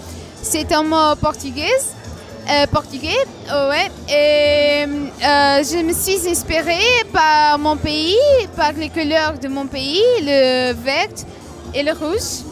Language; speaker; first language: French; non-native, fluent; Portuguese